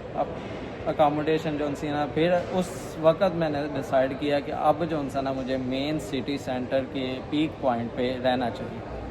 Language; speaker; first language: Urdu; non-native, local second language; Punjabi